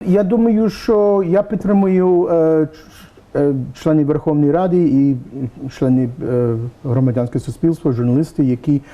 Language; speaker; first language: Ukrainian; early bilingual, heritage; English